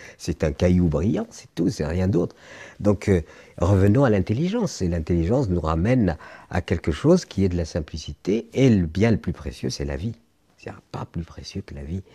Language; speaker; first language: French; non-native, local second language; Arabic